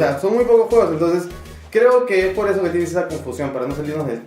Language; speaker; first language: Spanish; native; Spanish